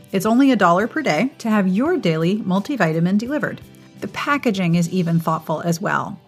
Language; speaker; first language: English; native; English